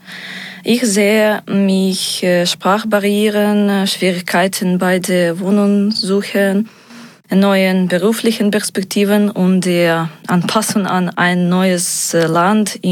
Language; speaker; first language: German; non-native, fluent; Ukrainian